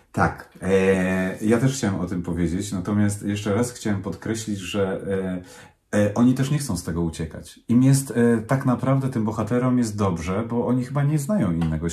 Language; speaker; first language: Polish; native; Polish